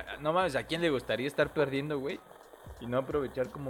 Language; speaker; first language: Spanish; native; Spanish